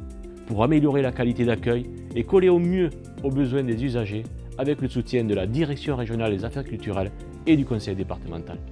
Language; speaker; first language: French; native; French